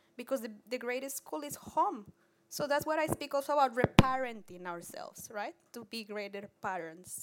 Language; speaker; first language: English; non-native, fluent; Spanish